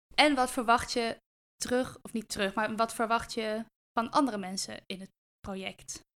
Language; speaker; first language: Dutch; native; Dutch